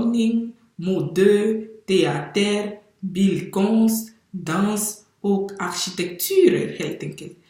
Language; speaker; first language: Swedish; non-native, fluent; French